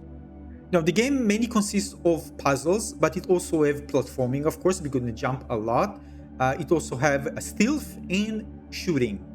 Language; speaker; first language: English; non-native, fluent; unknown